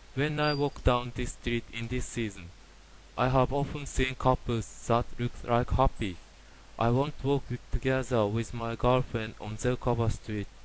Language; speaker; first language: English; non-native, learner; Japanese